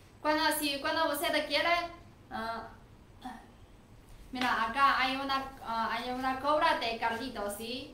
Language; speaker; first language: Spanish; non-native, learner; Chinese